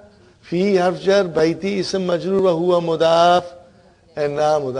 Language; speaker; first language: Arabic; non-native, fluent; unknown